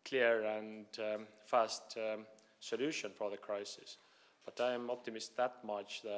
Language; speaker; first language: English; non-native, fluent; Estonian